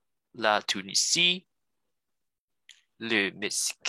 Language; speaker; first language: French; non-native, learner; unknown